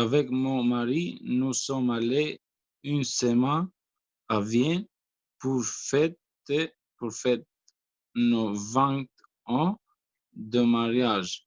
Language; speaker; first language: French; non-native, learner; Albanian